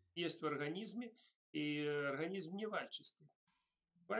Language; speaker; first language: Polish; non-native, learner; Russian